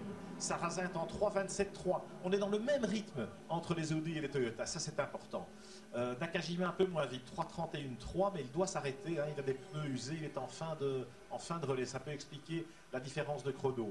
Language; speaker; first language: French; native; French